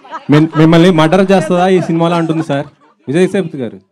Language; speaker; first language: Telugu; native; Telugu